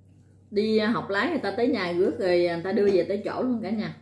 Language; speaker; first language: Vietnamese; native; Vietnamese